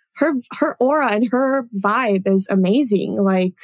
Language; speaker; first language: English; early bilingual, other home language; Polish